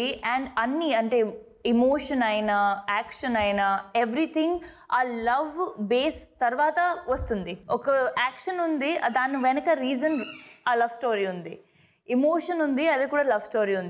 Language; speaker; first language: Telugu; non-native, fluent; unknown